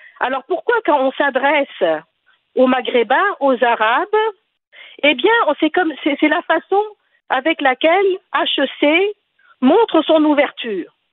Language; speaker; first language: French; non-native, local second language; Arabic